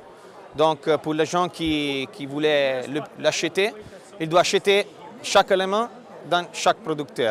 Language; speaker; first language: French; non-native, fluent; Italian